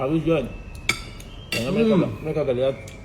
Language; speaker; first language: Indonesian; non-native, fluent; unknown